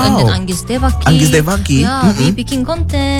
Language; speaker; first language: English; non-native, learner; Korean